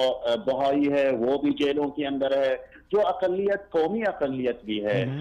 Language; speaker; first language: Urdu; non-native, learner; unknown